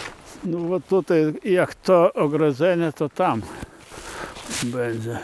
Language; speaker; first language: Polish; non-native, learner; Lithuanian